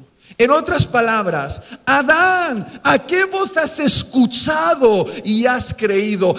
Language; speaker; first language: Spanish; native; Spanish